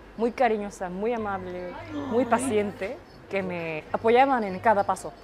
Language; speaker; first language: Spanish; non-native, fluent; Japanese